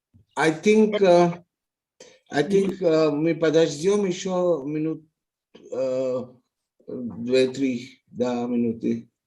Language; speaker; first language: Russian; non-native, fluent; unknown